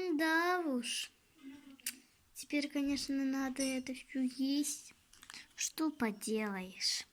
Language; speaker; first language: Russian; non-native, local second language; Kazakh